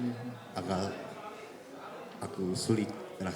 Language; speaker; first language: Indonesian; early bilingual, heritage; Japanese